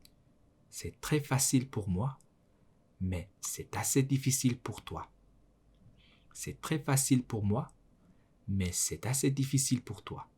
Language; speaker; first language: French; non-native, learner; Mongolian